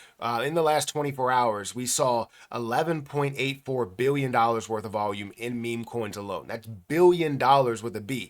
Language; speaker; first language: English; native; English